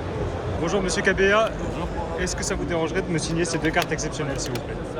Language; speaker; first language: French; native; French